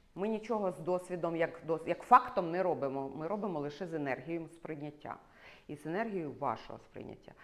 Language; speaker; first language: Ukrainian; non-native, local second language; Russian